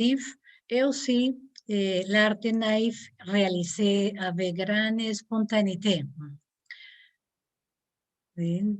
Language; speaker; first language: French; non-native, learner; Spanish